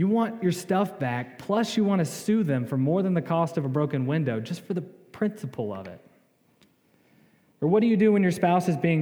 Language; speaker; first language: English; native; English